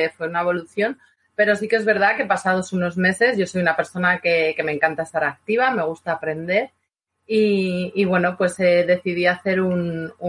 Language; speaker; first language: Spanish; native; Spanish